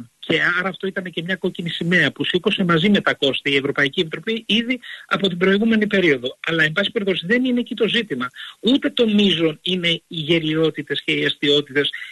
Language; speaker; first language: Greek; native; Greek